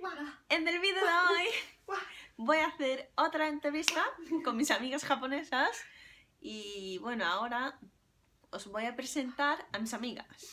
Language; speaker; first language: Spanish; non-native, fluent; Japanese